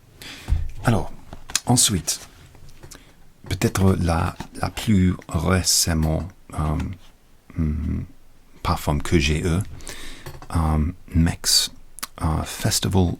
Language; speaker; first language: French; non-native, learner; English